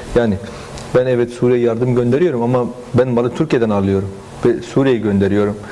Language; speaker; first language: Turkish; non-native, fluent; Arabic